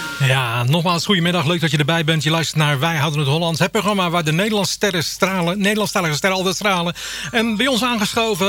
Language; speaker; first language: Dutch; native; Dutch